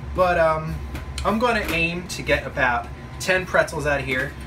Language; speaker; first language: English; native; English